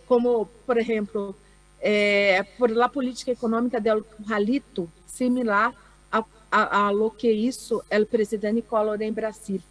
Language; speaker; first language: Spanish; non-native, learner; Portuguese